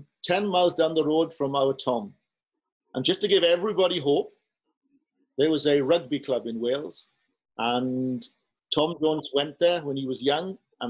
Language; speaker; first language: English; native; English